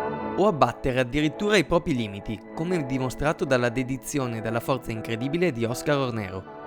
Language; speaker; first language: Italian; native; Italian